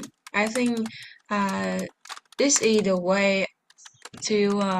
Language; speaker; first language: English; non-native, learner; Vietnamese